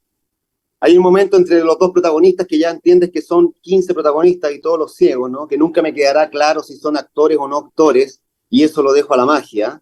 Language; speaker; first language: Spanish; native; Spanish